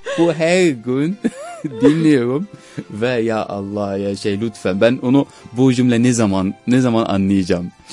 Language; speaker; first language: Turkish; non-native, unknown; Arabic